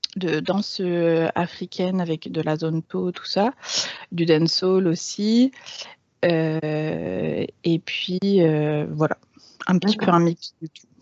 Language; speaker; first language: French; native; French